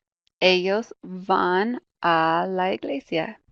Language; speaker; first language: Spanish; non-native, fluent; English